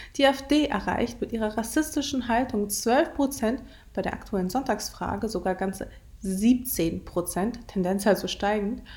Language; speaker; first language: German; early bilingual, other home language; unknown